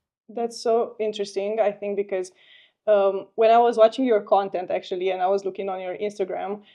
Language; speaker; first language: English; non-native, fluent; Romanian